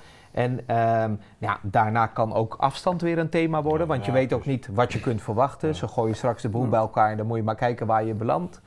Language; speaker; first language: Dutch; native; Dutch